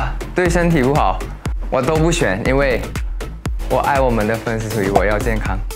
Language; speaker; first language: Chinese; non-native, fluent; Thai